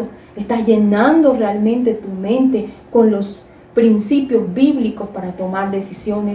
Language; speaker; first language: Spanish; native; Spanish